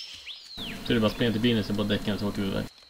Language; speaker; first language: Swedish; native; Swedish